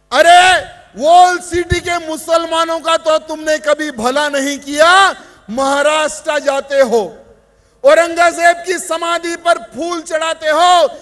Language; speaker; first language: Hindi; native; Hindi